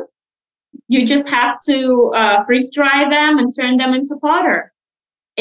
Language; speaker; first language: English; non-native, fluent; Russian